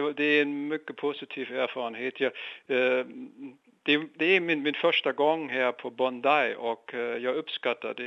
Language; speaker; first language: Swedish; non-native, fluent; German